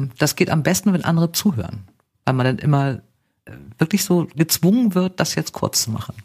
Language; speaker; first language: German; native; German